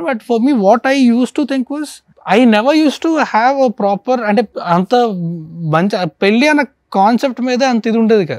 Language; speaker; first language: Telugu; native; Telugu